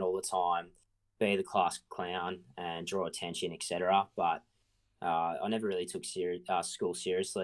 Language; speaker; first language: English; native; English